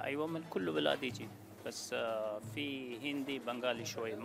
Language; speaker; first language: Arabic; non-native, learner; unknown